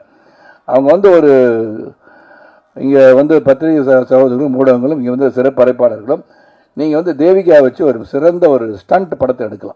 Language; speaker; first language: Tamil; native; Tamil